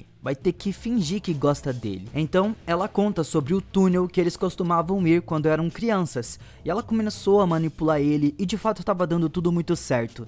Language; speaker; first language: Portuguese; native; Portuguese